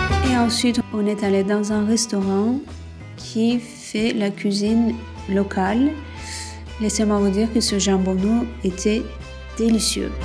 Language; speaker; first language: French; non-native, fluent; Turkish